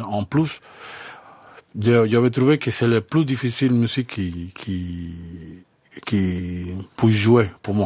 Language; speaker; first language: French; non-native, learner; Spanish